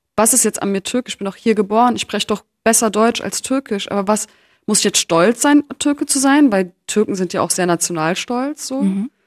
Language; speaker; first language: German; native; German